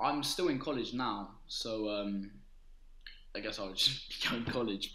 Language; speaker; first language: English; native; English